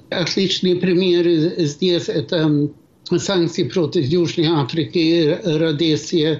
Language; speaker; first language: Russian; non-native, fluent; Swedish